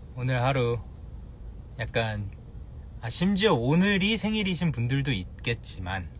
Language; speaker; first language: Korean; native; Korean